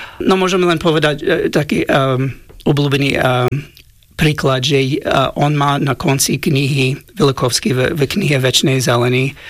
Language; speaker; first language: Slovak; non-native, fluent; English